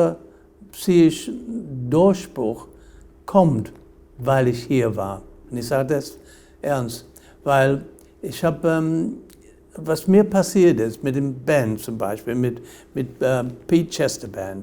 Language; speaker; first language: German; non-native, fluent; English